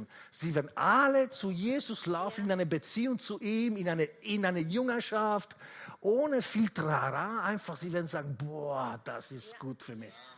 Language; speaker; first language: German; non-native, fluent; Italian